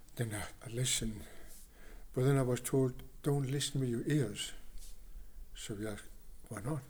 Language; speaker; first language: English; non-native, fluent; Kalaallisut